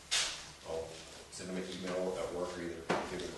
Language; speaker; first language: English; native; English